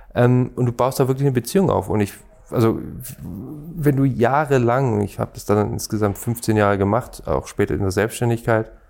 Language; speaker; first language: German; native; German